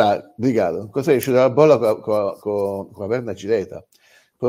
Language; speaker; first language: Portuguese; non-native, learner; Italian